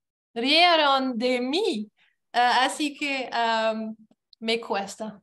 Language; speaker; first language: Spanish; non-native, learner; English